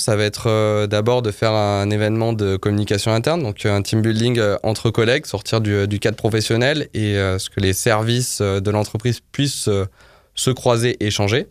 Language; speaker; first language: French; native; French